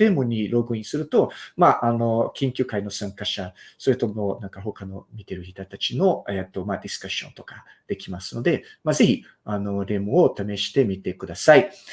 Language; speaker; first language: Japanese; non-native, fluent; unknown